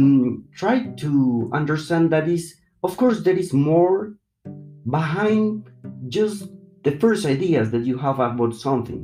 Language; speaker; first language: English; non-native, learner; Spanish